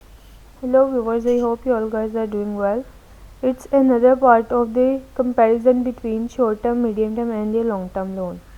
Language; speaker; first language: English; non-native, local second language; Urdu